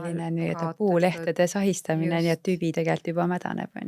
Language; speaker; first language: Estonian; native; Estonian